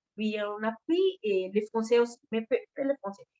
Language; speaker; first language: French; non-native, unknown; Spanish